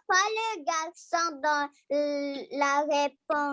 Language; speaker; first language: French; non-native, learner; Arabic